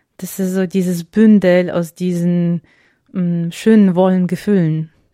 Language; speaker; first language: German; non-native, fluent; Ukrainian